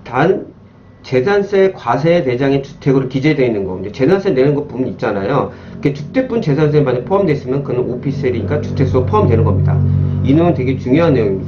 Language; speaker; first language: Korean; native; Korean